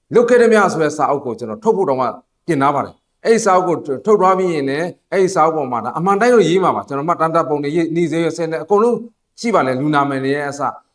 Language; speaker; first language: Burmese; non-native, local second language; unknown